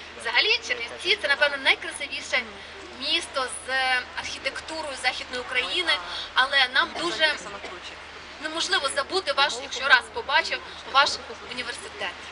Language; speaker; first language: Ukrainian; native; Ukrainian